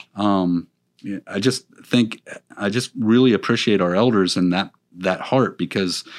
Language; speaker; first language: English; native; English